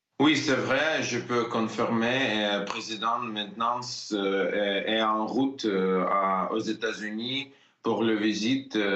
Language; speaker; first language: French; non-native, learner; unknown